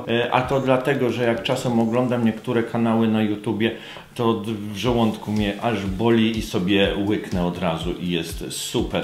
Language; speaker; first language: Polish; native; Polish